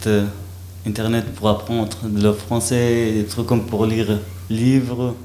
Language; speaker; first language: French; non-native, learner; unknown